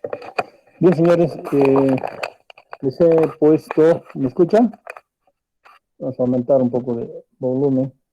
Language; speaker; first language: Spanish; native; Spanish